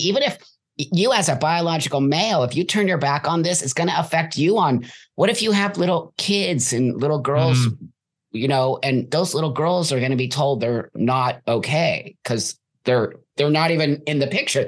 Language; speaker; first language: English; native; English